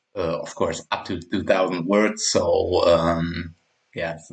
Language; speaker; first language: English; non-native, fluent; German